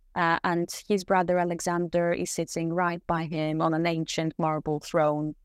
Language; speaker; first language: English; non-native, fluent; Greek